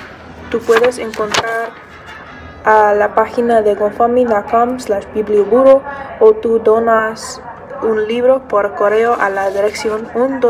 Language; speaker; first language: Spanish; non-native, learner; English